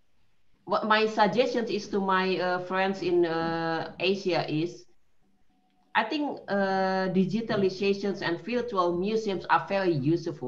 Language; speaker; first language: English; non-native, fluent; Indonesian